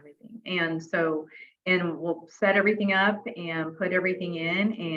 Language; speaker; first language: English; native; English